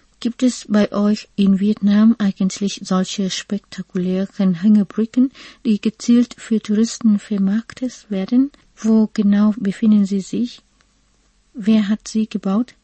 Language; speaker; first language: German; non-native, fluent; Vietnamese